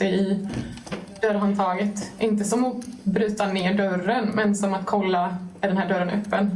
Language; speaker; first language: Swedish; native; Swedish